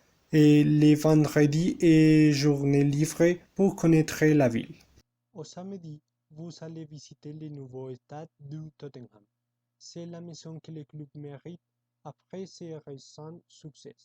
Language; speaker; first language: French; non-native, learner; Spanish